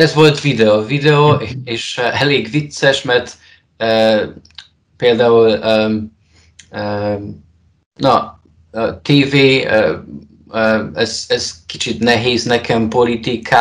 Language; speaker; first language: Hungarian; non-native, learner; Polish